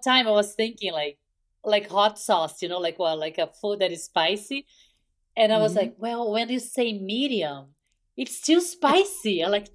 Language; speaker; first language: English; non-native, fluent; Portuguese